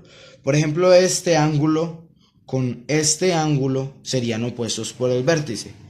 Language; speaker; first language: Spanish; native; Spanish